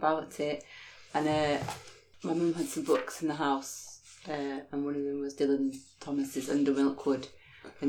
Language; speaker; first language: English; native; English